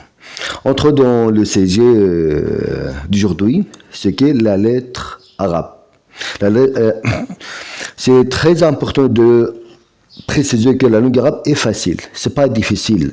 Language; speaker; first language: French; non-native, fluent; Arabic